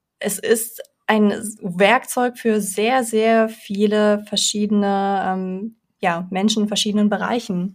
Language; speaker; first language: German; early bilingual, other home language; Russian